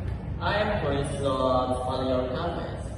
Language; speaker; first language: English; non-native, learner; Indonesian